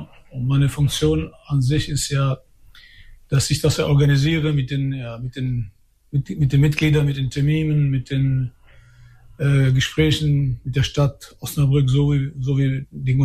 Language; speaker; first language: German; early bilingual, other home language; Albanian